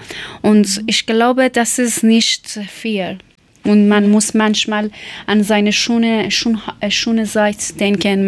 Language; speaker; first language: German; non-native, learner; Persian